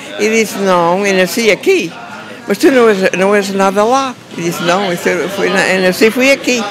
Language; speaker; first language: Portuguese; early bilingual, heritage; Portuguese